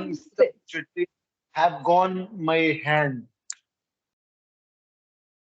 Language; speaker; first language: English; non-native, learner; Hindi